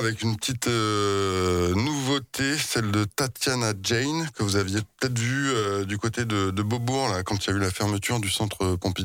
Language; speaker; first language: French; native; French